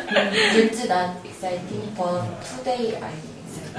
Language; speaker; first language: English; non-native, learner; Korean